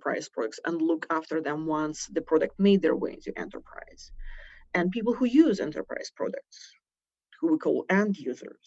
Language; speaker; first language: English; non-native, fluent; Russian